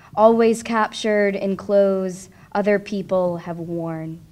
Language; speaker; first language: English; native; English